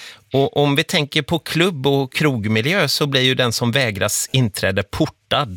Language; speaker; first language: Swedish; native; Swedish